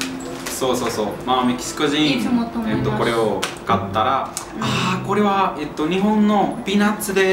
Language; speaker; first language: Japanese; non-native, learner; Spanish